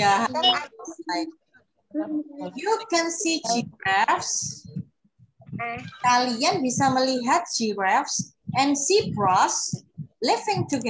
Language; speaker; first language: English; non-native, fluent; Indonesian